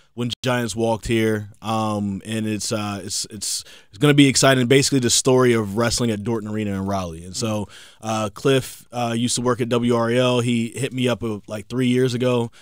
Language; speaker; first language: English; native; English